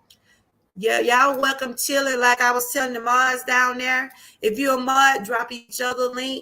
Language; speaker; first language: English; native; English